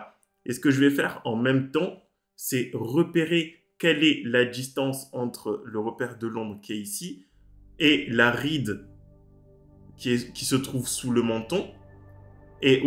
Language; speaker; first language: French; native; French